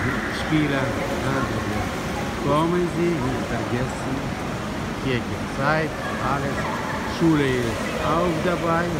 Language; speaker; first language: German; non-native, learner; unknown